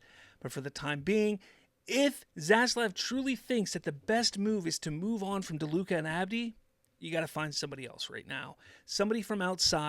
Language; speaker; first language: English; native; English